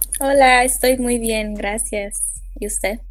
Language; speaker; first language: Spanish; early bilingual, heritage; Spanish